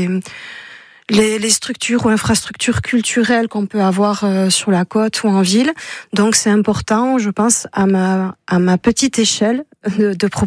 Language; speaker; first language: French; non-native, local second language; Basque